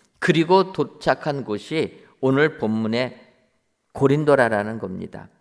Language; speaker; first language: Korean; native; Korean